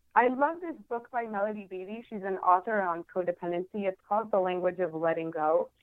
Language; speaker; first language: English; non-native, fluent; Spanish